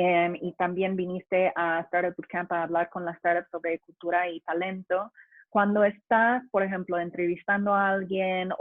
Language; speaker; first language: Spanish; non-native, fluent; English